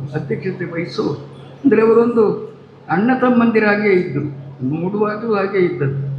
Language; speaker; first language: Kannada; non-native, local second language; Tulu